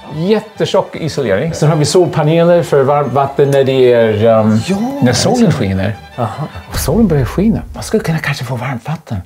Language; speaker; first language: Swedish; non-native, fluent; English